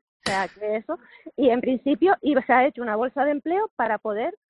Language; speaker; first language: Spanish; native; Spanish